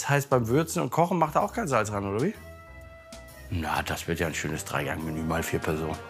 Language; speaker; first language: German; native; German